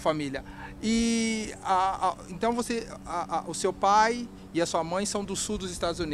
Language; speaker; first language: Portuguese; native; Portuguese